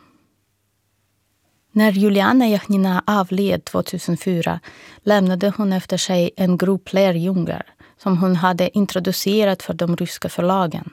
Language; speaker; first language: Swedish; non-native, fluent; Russian